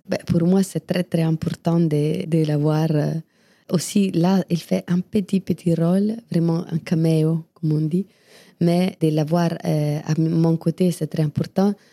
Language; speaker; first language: French; non-native, fluent; Italian